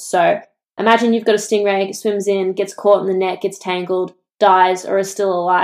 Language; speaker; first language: English; native; English